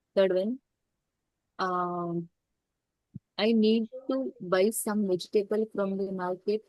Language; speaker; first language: English; non-native, learner; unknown